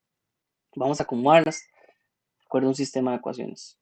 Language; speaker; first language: Spanish; native; Spanish